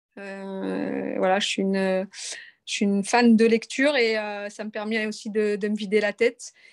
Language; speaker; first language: French; native; French